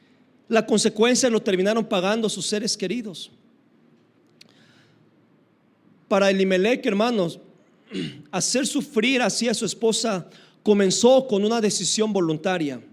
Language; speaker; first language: Spanish; native; Spanish